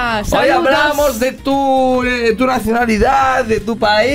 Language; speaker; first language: Spanish; non-native, learner; Italian